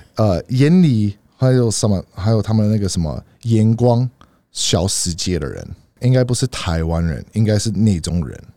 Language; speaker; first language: Chinese; early bilingual, heritage; Chinese